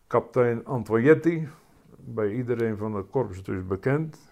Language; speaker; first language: Dutch; native; Dutch